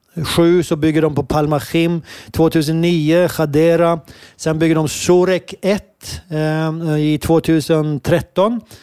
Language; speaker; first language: Swedish; non-native, fluent; Hebrew